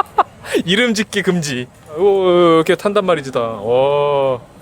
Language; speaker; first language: Korean; native; Korean